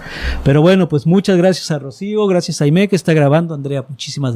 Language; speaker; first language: Spanish; native; Spanish